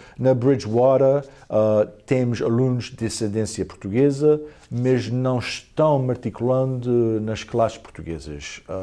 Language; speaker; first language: Portuguese; early bilingual, heritage; Portuguese